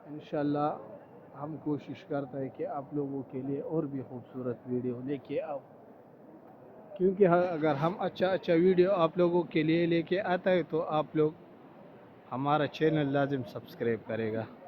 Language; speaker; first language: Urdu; non-native, local second language; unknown